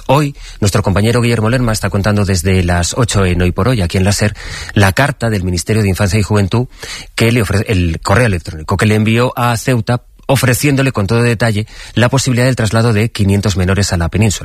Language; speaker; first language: Spanish; native; Spanish